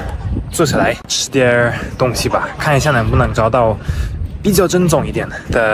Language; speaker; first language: Chinese; non-native, fluent; German